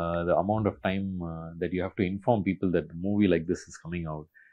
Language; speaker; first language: English; non-native, local second language; Tamil